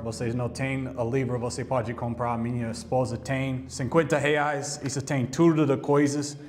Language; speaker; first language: Portuguese; non-native, learner; English